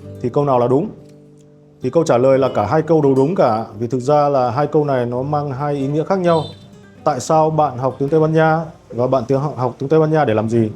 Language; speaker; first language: Vietnamese; native; Vietnamese